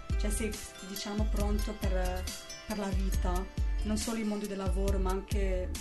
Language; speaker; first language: Italian; non-native, fluent; English